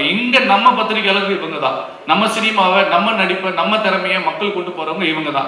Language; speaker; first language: Tamil; native; Tamil